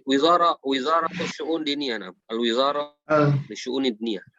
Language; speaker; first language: Arabic; non-native, fluent; Indonesian